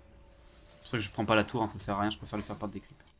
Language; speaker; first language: French; native; French